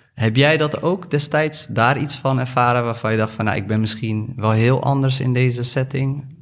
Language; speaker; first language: Dutch; early bilingual, other home language; Arabic